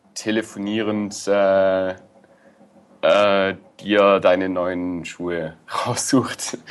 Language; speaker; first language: German; native; German